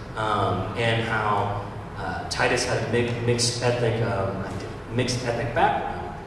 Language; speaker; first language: English; native; English